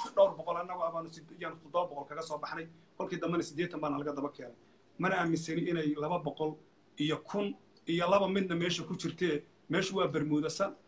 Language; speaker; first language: Somali; native; Somali